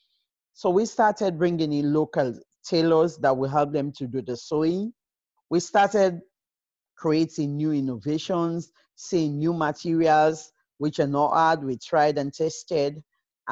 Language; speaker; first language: English; non-native, local second language; Krio